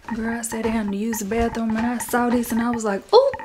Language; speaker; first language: English; native; English